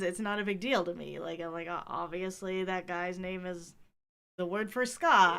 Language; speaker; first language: English; native; English